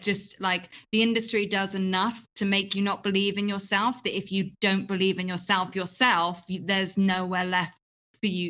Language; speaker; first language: English; native; English